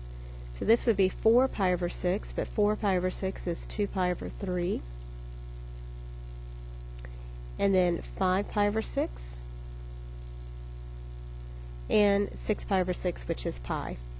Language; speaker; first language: English; native; English